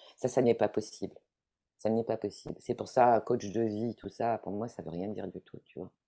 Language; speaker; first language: French; non-native, fluent; Italian